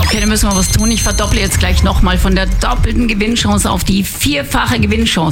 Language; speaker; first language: German; native; German